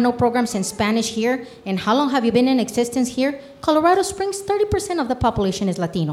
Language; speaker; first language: English; non-native, fluent; Spanish